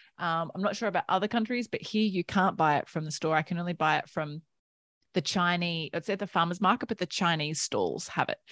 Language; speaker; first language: English; native; English